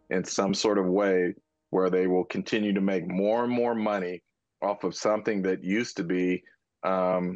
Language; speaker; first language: English; native; English